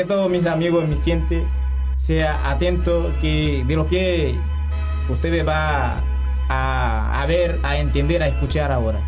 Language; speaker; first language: Spanish; non-native, learner; Haitian Creole